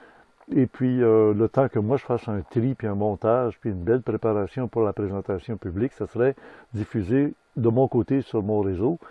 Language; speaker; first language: French; native; French